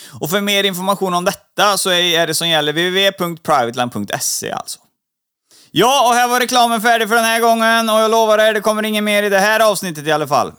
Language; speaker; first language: Swedish; native; Swedish